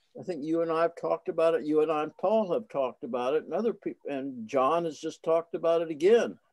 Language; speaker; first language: English; native; English